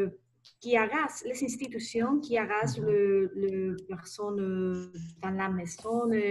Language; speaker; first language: French; non-native, learner; Spanish